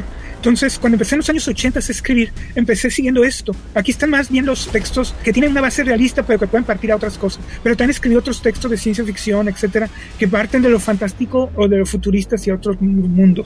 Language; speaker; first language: Spanish; native; Spanish